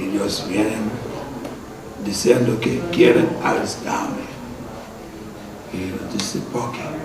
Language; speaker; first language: Spanish; non-native, fluent; Haitian Creole